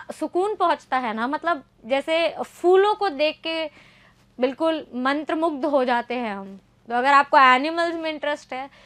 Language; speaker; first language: Hindi; native; Hindi